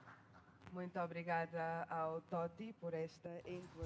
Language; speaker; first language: Portuguese; native; Portuguese